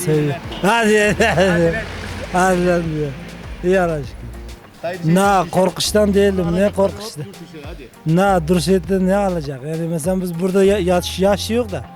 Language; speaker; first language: Turkish; non-native, learner; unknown